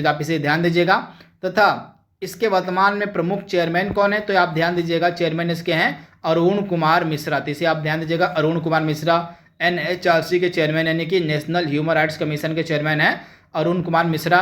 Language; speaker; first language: Hindi; native; Hindi